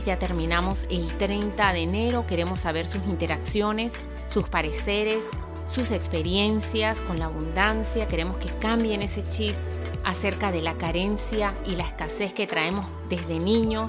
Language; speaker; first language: Spanish; native; Spanish